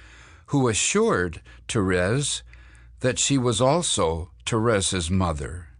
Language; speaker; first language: English; native; English